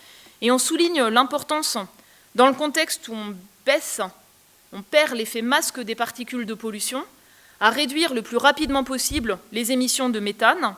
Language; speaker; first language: French; native; French